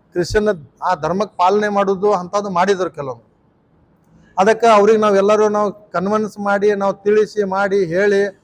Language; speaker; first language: Kannada; non-native, local second language; Lambadi